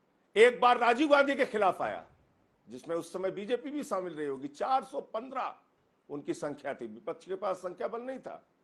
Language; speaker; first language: Hindi; native; Hindi